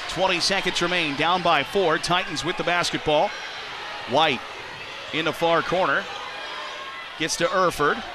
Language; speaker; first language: English; native; English